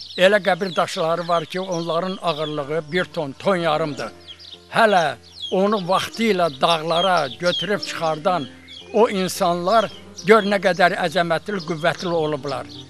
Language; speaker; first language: Azerbaijani; non-native, local second language; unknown